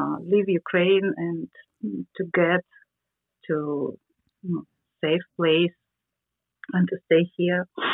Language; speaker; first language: English; non-native, learner; Russian